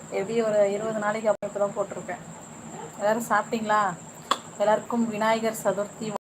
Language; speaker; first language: Tamil; non-native, local second language; Telugu